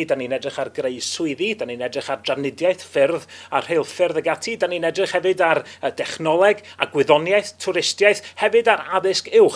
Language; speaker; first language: Welsh; native; Welsh